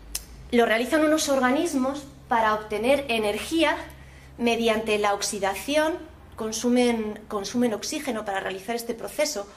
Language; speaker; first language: Spanish; native; Spanish